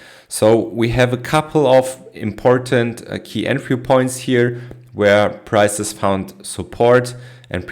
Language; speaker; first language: English; non-native, fluent; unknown